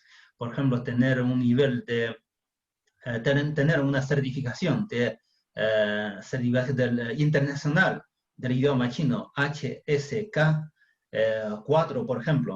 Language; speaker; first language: Spanish; non-native, fluent; Chinese